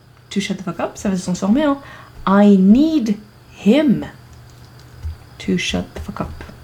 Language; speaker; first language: English; non-native, fluent; French